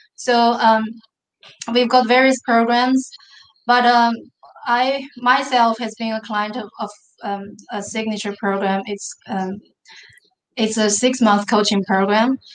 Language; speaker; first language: English; non-native, fluent; Chinese